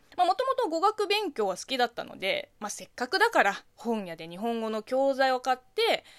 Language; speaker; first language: Japanese; non-native, fluent; Chinese